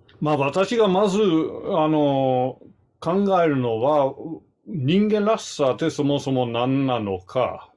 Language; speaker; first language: Japanese; non-native, fluent; German